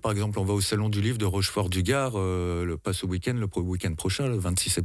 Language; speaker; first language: French; native; French